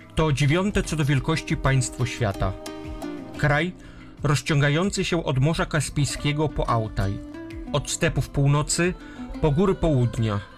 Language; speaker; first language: Polish; native; Polish